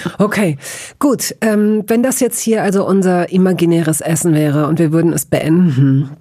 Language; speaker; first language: German; native; German